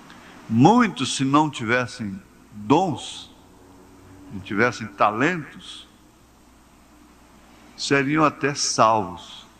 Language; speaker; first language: Portuguese; native; Portuguese